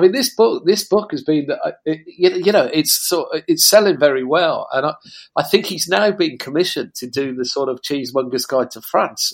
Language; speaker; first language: English; native; English